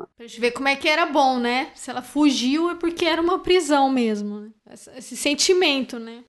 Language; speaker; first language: Portuguese; native; Portuguese